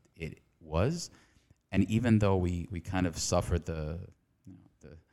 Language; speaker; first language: English; non-native, fluent; Spanish